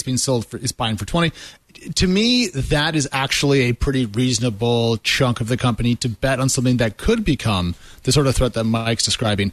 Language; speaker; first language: English; native; English